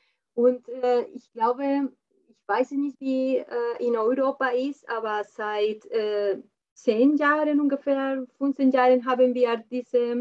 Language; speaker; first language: German; non-native, fluent; Spanish